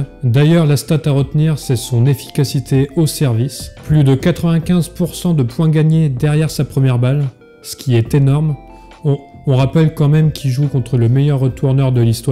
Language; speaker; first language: French; native; French